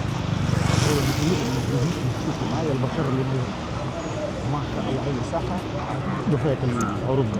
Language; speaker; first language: Arabic; native; Arabic